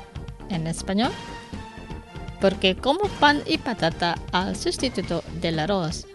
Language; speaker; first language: Spanish; non-native, learner; Indonesian